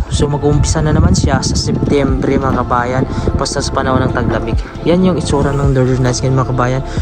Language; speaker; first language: Filipino; native; Filipino